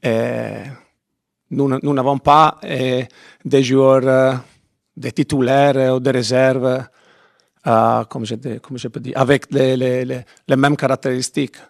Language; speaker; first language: French; non-native, fluent; Italian